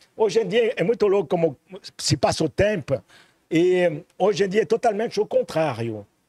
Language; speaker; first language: Portuguese; non-native, fluent; French